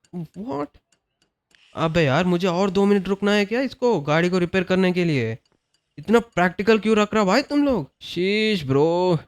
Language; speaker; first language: Hindi; non-native, local second language; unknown